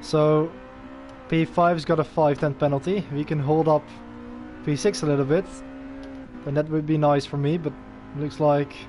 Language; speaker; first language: English; non-native, fluent; Dutch